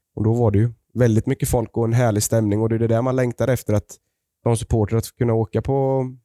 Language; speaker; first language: Swedish; native; Swedish